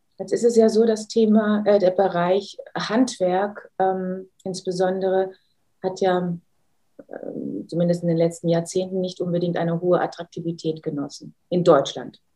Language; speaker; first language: German; native; German